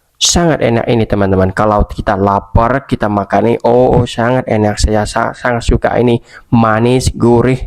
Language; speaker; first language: Indonesian; non-native, fluent; Vietnamese